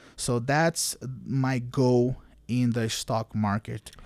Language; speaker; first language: English; non-native, fluent; Portuguese